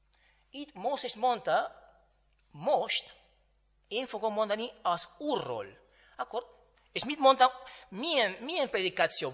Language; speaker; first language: Hungarian; non-native, learner; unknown